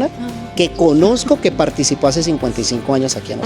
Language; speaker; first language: Spanish; native; Spanish